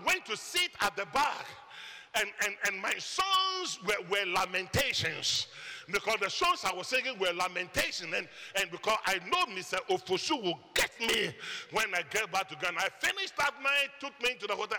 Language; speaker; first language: English; non-native, local second language; Akan